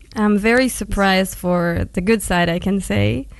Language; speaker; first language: English; non-native, fluent; Hebrew